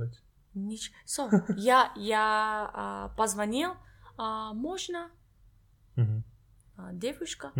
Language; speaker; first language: Russian; non-native, learner; English